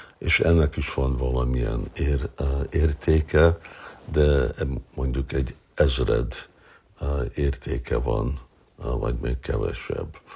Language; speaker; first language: Hungarian; early bilingual, heritage; Hungarian